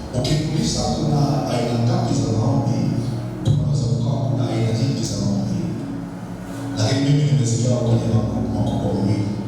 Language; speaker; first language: Swahili; non-native, local second language; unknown